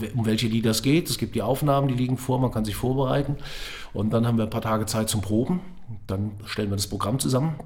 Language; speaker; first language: German; native; German